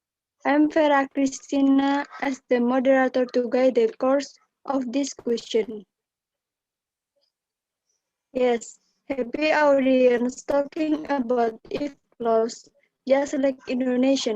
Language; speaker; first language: English; non-native, learner; Indonesian